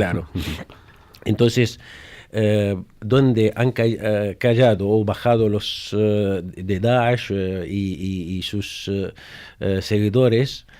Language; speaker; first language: Spanish; non-native, fluent; Arabic